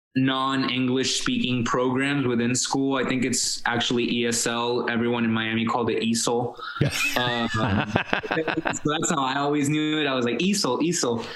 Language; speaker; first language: English; early bilingual, other home language; Spanish